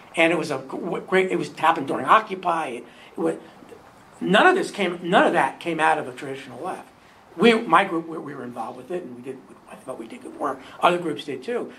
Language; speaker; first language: English; native; English